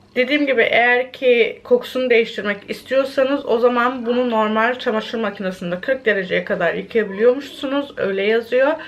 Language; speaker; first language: Turkish; early bilingual, heritage; Turkish